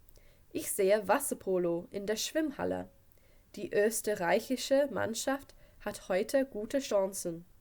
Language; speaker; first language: German; non-native, fluent; English